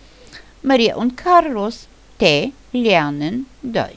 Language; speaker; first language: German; non-native, fluent; Bulgarian